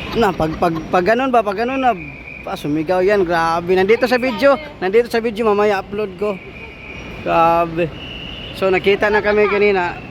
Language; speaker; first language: Filipino; non-native, local second language; Cebuano